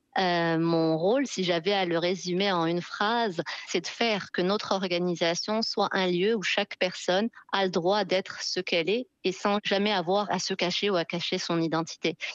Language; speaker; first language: French; non-native, local second language; Arabic